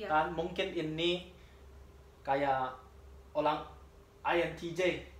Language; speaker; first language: Indonesian; non-native, learner; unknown